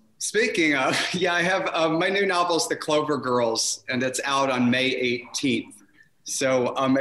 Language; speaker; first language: English; native; English